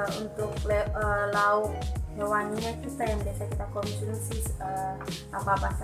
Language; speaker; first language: Indonesian; native; Indonesian